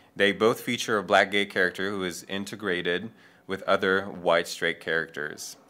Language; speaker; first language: English; non-native, fluent; French